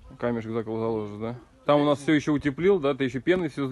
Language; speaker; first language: Russian; native; Russian